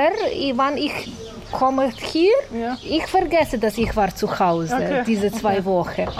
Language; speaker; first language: German; non-native, learner; Ukrainian